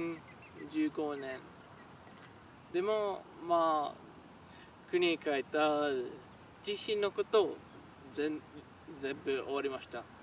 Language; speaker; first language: Japanese; non-native, learner; French